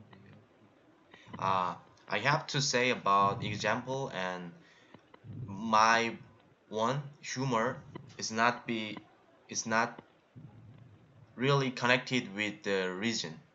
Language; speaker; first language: English; non-native, learner; Korean